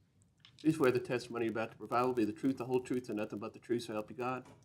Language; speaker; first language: English; native; English